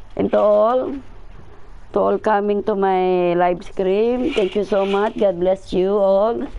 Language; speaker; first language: English; non-native, local second language; Filipino